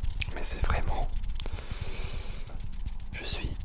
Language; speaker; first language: French; non-native, fluent; English